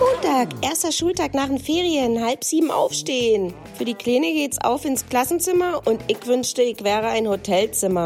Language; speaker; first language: German; native; German